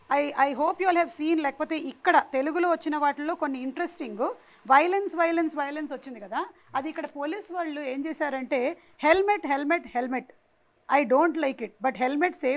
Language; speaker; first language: Telugu; native; Telugu